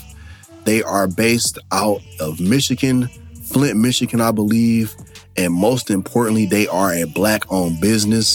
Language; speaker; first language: English; native; English